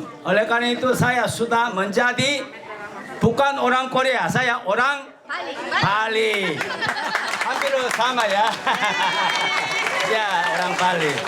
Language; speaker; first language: Indonesian; non-native, learner; Korean